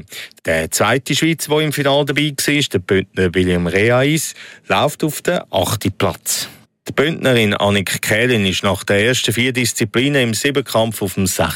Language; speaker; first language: German; native; German